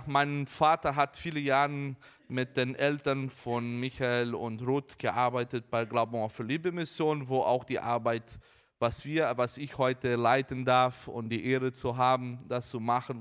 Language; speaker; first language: German; early bilingual, heritage; Portuguese